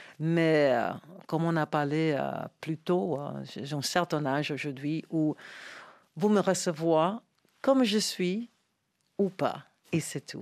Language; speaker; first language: French; non-native, fluent; English